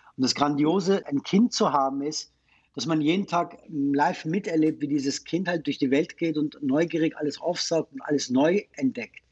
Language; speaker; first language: German; non-native, fluent; Persian